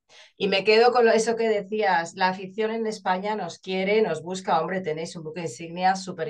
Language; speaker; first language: Spanish; native; Spanish